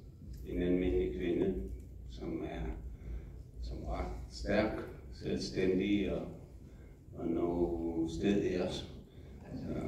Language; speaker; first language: Danish; non-native, fluent; English